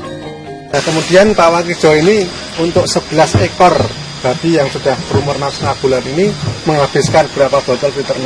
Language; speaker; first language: Indonesian; native; Indonesian